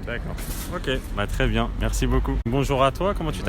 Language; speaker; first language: French; native; French